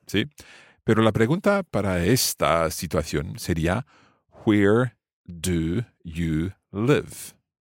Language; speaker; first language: Spanish; non-native, fluent; English